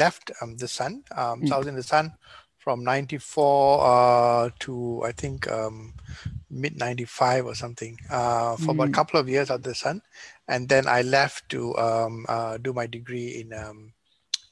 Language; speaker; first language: English; non-native, local second language; Tamil